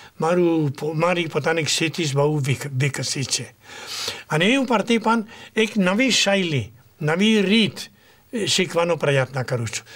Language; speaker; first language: Gujarati; non-native, fluent; Spanish